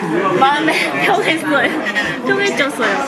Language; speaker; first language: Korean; non-native, learner; Chinese